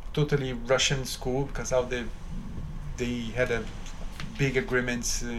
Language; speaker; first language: English; non-native, fluent; Portuguese